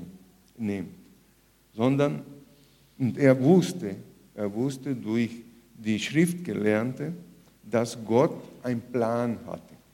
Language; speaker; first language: German; non-native, fluent; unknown